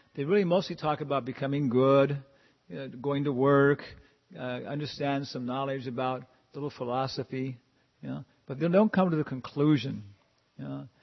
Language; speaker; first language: English; native; English